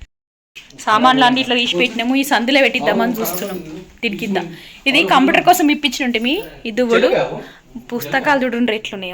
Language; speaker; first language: Telugu; native; Telugu